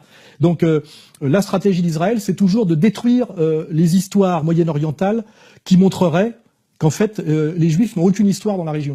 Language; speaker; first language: French; native; French